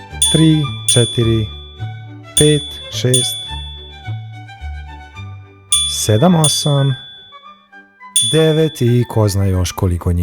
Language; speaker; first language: Serbian; native; Serbian